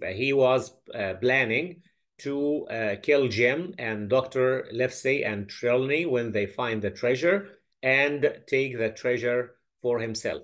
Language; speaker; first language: English; non-native, fluent; Arabic